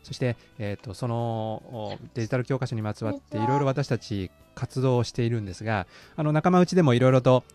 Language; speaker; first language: Japanese; native; Japanese